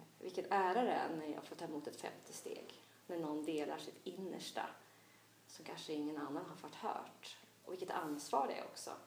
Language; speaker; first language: Swedish; native; Swedish